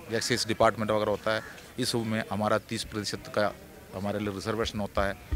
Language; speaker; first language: Hindi; non-native, local second language; Malayalam